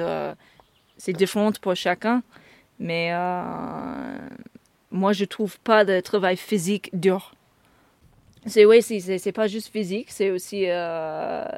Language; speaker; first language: French; non-native, fluent; English